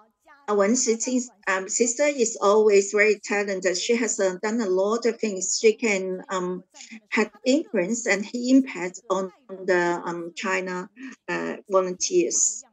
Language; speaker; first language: English; non-native, learner; Chinese